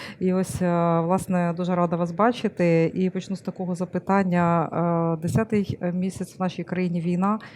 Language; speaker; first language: Ukrainian; native; Ukrainian